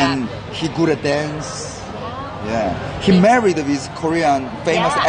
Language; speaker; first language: English; non-native, learner; Korean